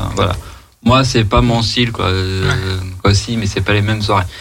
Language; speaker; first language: French; native; French